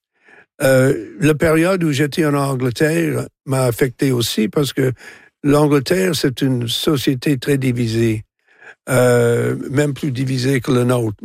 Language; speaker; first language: French; non-native, local second language; English